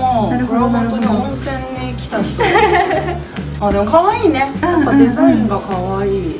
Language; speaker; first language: Japanese; native; Japanese